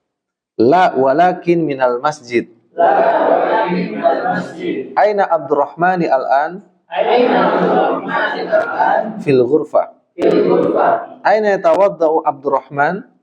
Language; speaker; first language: Arabic; non-native, fluent; Indonesian